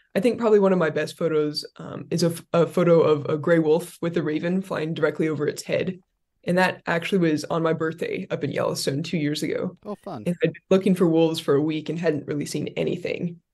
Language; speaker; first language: English; native; English